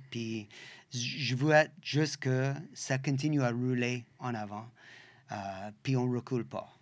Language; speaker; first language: French; non-native, local second language; English